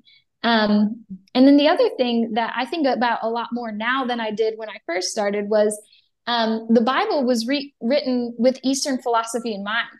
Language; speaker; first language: English; native; English